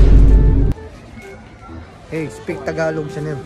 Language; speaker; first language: Filipino; non-native, learner; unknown